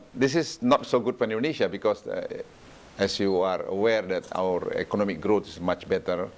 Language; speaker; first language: English; non-native, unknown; Indonesian